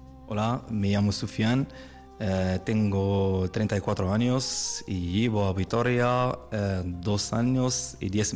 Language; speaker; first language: Spanish; non-native, learner; Arabic